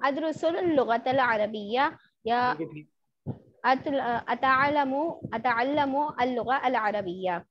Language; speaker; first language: Arabic; non-native, learner; Urdu